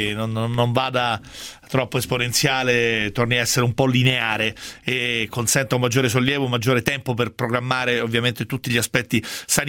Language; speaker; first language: Italian; native; Italian